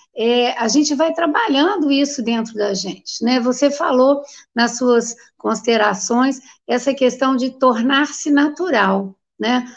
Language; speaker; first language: Portuguese; native; Portuguese